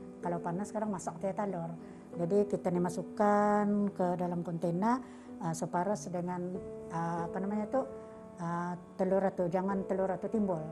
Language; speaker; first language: Malay; native; Malay